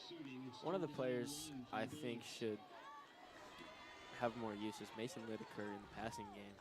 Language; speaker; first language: English; native; English